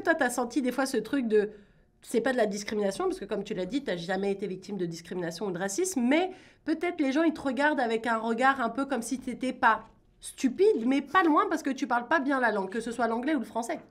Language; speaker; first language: French; native; French